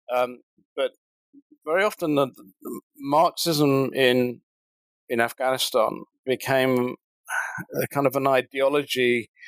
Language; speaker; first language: English; native; English